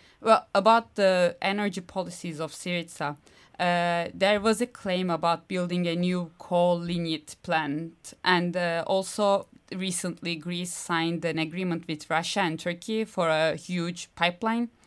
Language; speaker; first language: English; non-native, fluent; Turkish